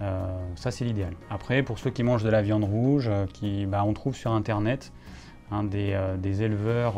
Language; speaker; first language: French; native; French